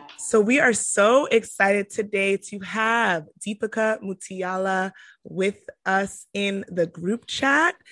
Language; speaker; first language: English; native; English